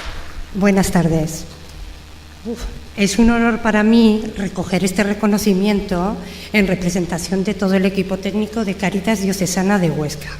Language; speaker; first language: Spanish; native; Spanish